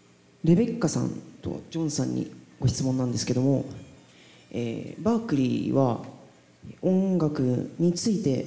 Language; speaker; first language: Japanese; native; Japanese